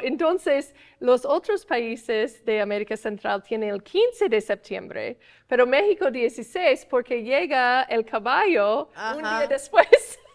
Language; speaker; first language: Spanish; non-native, fluent; English